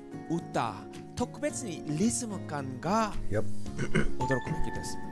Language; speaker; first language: Japanese; non-native, fluent; Korean